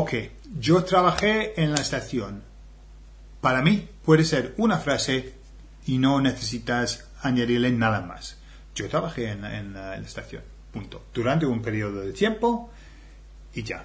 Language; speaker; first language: Spanish; non-native, fluent; English